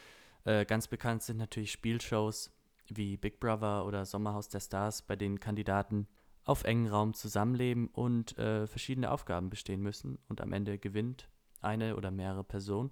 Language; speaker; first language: German; native; German